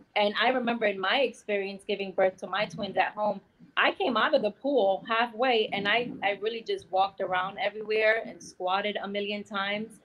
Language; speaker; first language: English; native; English